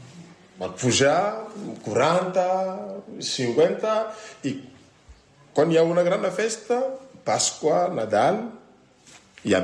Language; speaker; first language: Catalan; non-native, learner; French